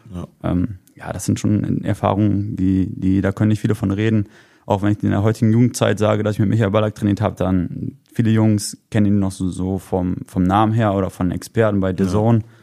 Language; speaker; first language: German; native; German